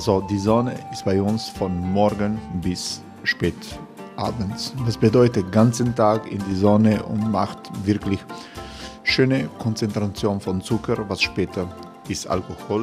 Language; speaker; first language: German; non-native, learner; Croatian